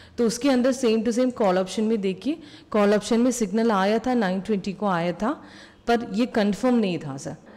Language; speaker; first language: Hindi; non-native, local second language; Malayalam